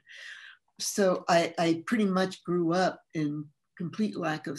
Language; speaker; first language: English; early bilingual, other home language; Spanish